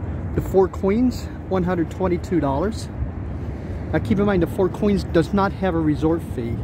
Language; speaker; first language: English; native; English